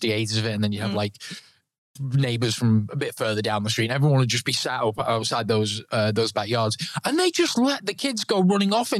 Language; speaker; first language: English; native; English